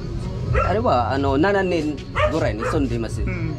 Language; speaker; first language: Japanese; non-native, learner; Cebuano